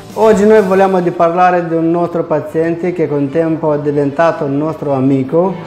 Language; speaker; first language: Italian; non-native, learner; Romanian